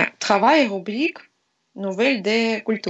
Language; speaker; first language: French; non-native, learner; Russian